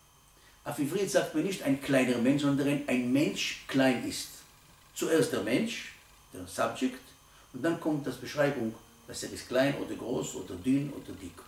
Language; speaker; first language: German; non-native, learner; Hebrew